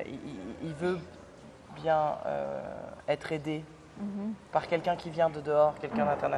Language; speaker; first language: French; early bilingual, other home language; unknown